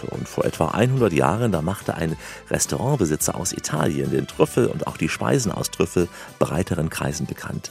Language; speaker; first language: German; native; German